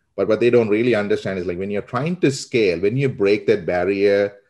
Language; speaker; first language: English; non-native, local second language; Sinhala